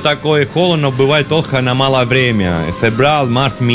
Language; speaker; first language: Russian; non-native, learner; Italian